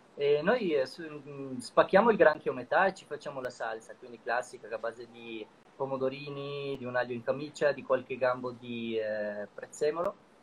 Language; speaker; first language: Italian; native; Italian